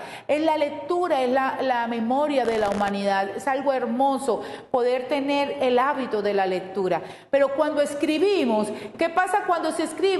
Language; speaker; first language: Spanish; native; Spanish